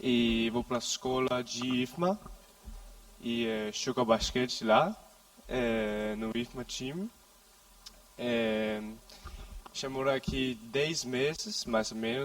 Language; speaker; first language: Portuguese; non-native, learner; Danish